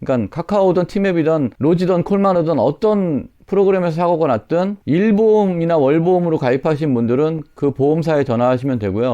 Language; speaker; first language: Korean; native; Korean